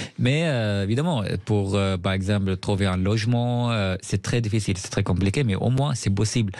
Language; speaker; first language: French; non-native, fluent; Arabic